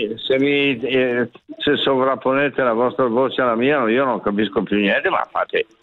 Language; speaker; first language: Italian; native; Italian